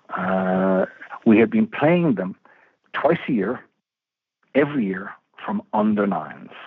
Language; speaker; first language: English; native; English